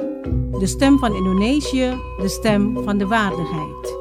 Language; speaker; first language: Dutch; non-native, fluent; Indonesian